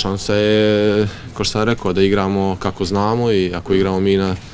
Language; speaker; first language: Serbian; early bilingual, heritage; Serbian